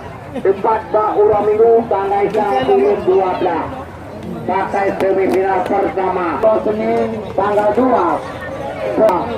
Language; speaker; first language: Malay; non-native, local second language; Achinese